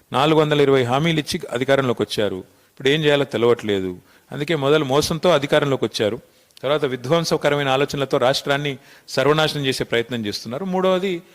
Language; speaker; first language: Telugu; native; Telugu